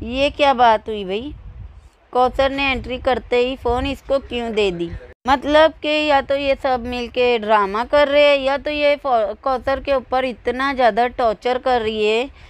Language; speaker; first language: Hindi; native; Hindi